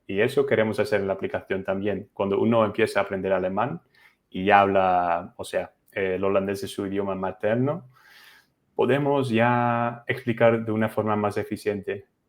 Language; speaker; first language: Spanish; non-native, fluent; Dutch